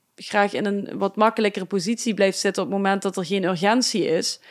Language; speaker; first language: Dutch; native; Dutch